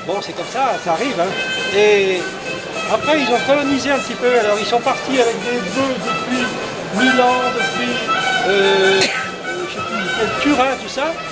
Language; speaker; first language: French; native; French